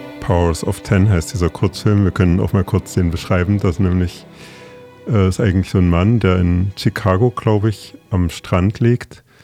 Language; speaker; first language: German; native; German